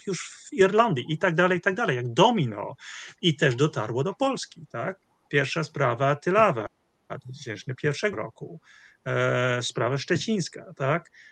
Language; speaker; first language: Polish; non-native, fluent; Dutch